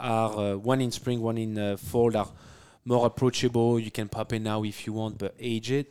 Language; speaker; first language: English; non-native, fluent; French